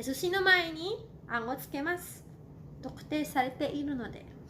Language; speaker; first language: Japanese; non-native, fluent; Cebuano